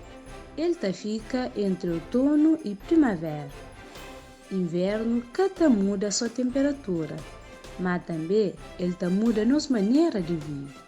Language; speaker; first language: Portuguese; non-native, local second language; Kabuverdianu